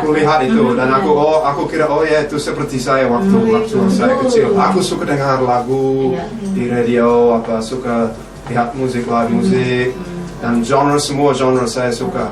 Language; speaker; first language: Indonesian; non-native, fluent; English